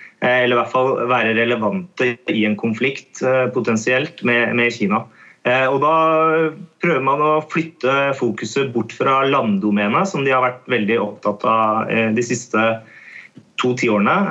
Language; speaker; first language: Norwegian; native; Norwegian